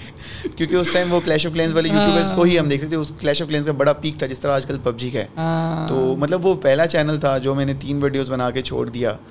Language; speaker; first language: Urdu; native; Urdu